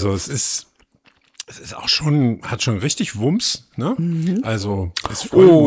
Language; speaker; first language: German; native; German